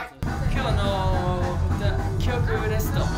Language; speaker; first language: Japanese; non-native, learner; Chinese